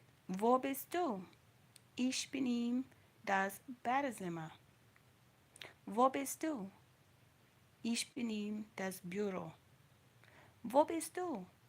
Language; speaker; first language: German; non-native, learner; English